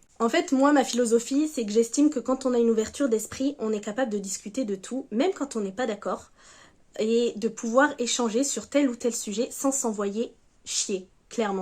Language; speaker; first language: French; native; French